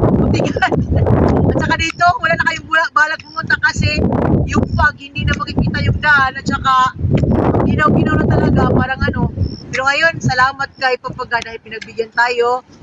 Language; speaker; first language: Filipino; non-native, local second language; Cebuano